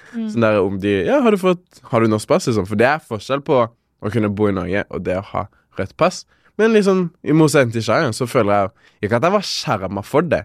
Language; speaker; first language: Norwegian; early bilingual, other home language; Kinyarwanda